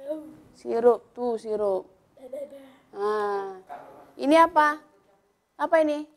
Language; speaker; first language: Indonesian; native; Indonesian